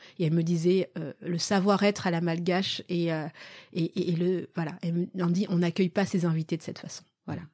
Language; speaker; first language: French; early bilingual, other home language; Malagasy